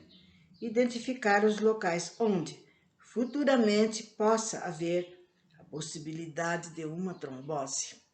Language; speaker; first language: Portuguese; native; Portuguese